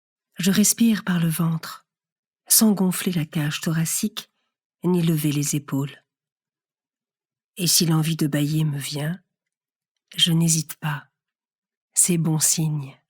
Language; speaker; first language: French; native; French